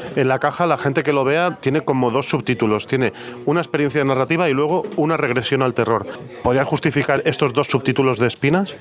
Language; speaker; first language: Spanish; non-native, local second language; Catalan